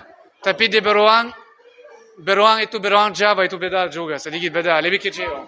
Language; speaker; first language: Indonesian; non-native, learner; Russian